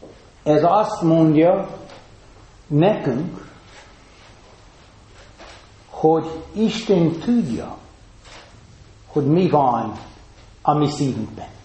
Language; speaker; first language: Hungarian; non-native, fluent; English